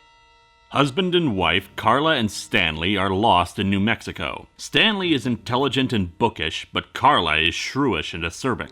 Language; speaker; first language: English; native; English